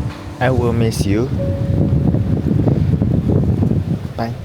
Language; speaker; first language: English; non-native, learner; Chinese